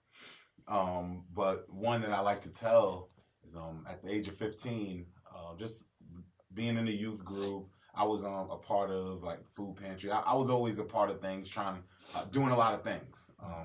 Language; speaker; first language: English; native; English